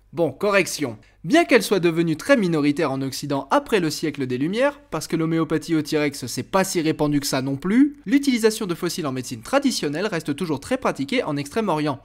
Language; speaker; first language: French; native; French